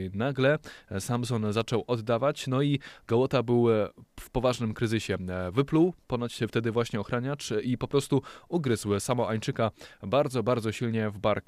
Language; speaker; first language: Polish; native; Polish